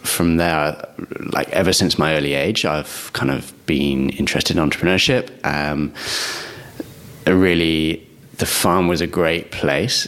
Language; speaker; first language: English; native; English